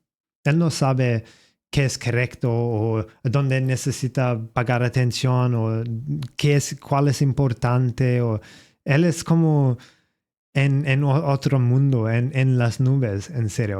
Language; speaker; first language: Spanish; non-native, learner; English